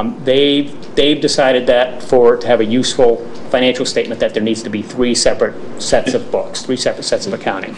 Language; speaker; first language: English; native; English